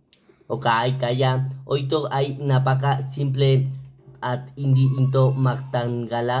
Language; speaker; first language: Filipino; non-native, learner; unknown